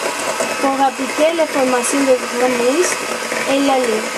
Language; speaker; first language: French; non-native, learner; Catalan